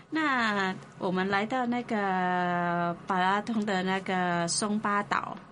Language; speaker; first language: Chinese; non-native, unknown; Indonesian